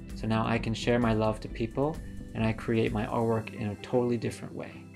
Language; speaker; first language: English; native; English